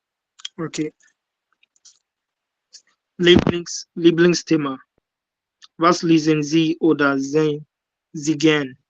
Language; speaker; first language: German; non-native, learner; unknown